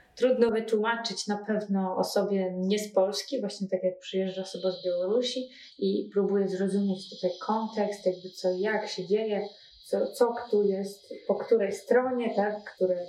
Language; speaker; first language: Polish; non-native, fluent; Russian